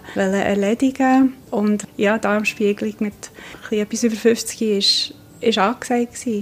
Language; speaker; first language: German; non-native, fluent; English